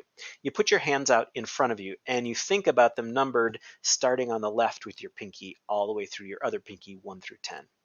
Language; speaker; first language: English; native; English